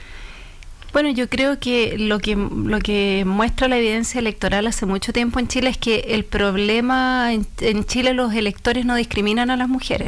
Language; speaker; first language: Spanish; native; Spanish